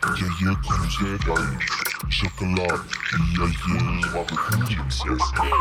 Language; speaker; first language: Russian; non-native, learner; German